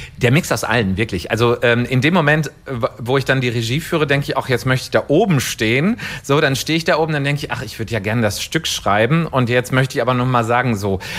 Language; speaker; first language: German; native; German